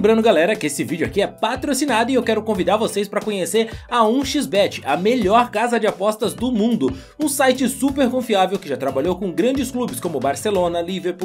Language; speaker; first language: Portuguese; native; Portuguese